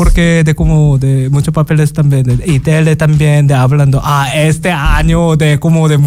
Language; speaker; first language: Spanish; non-native, learner; Korean